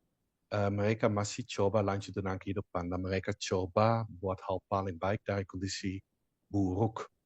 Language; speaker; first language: Indonesian; non-native, fluent; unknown